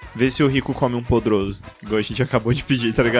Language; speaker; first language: Portuguese; native; Portuguese